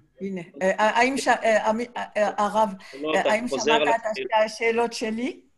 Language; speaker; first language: Hebrew; non-native, fluent; French